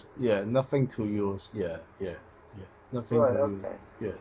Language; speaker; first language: English; non-native, local second language; Cantonese